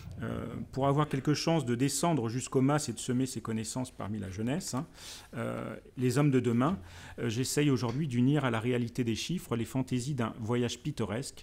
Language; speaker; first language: French; native; French